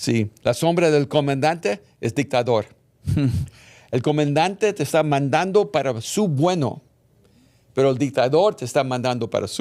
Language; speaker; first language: Spanish; early bilingual, heritage; English